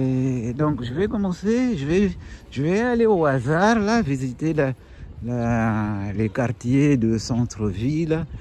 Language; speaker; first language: French; non-native, fluent; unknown